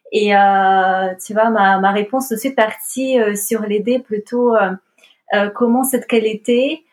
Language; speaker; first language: French; non-native, fluent; Russian